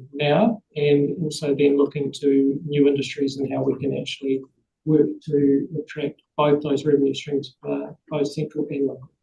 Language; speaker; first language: English; native; English